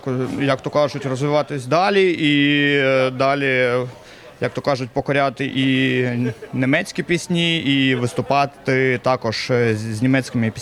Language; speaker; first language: Ukrainian; non-native, local second language; Russian